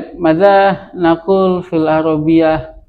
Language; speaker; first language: Arabic; non-native, fluent; Indonesian